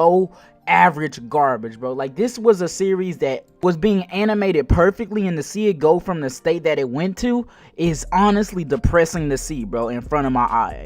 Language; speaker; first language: English; native; English